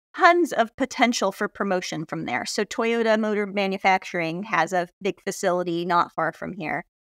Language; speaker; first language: English; native; English